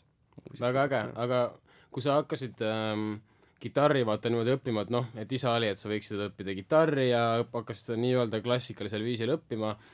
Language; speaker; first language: Estonian; native; Estonian